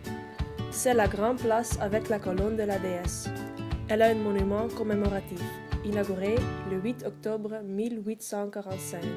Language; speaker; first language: French; non-native, learner; Dutch